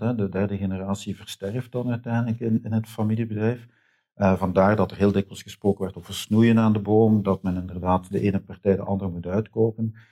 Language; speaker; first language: Dutch; native; Dutch